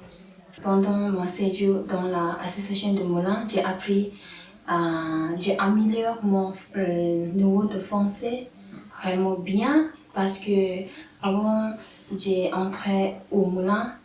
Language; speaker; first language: French; non-native, learner; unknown